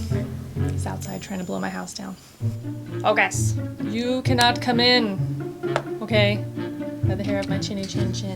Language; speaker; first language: English; native; English